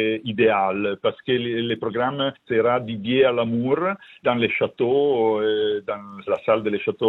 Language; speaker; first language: French; non-native, fluent; Italian